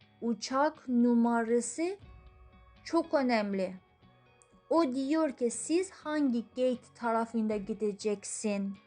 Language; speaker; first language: Turkish; non-native, fluent; Persian